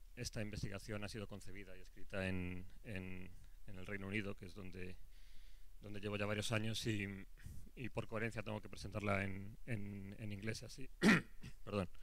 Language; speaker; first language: Spanish; native; Spanish